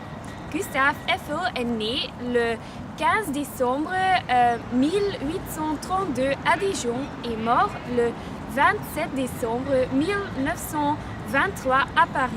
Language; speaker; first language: French; non-native, learner; Dutch